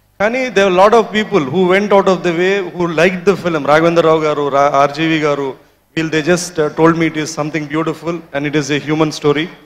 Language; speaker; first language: Telugu; native; Telugu